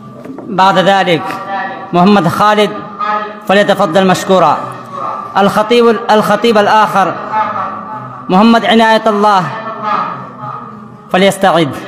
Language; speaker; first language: Arabic; non-native, fluent; Urdu